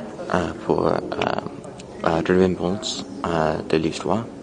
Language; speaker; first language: French; non-native, learner; English